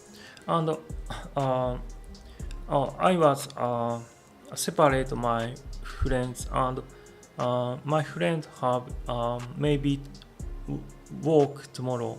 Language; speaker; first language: English; non-native, learner; Japanese